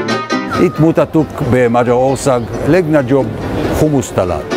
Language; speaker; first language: Hungarian; non-native, learner; Hebrew